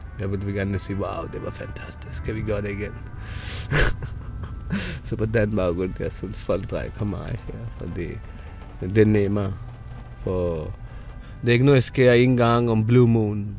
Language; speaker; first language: Danish; non-native, fluent; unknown